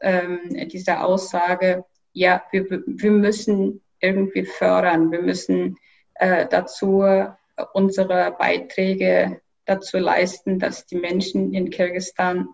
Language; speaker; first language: German; non-native, fluent; Kyrgyz